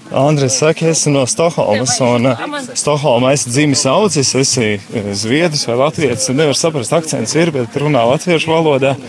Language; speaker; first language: Latvian; native; Latvian